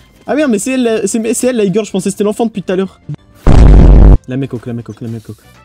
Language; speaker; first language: French; native; French